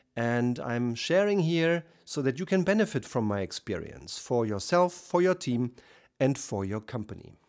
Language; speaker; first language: English; non-native, fluent; German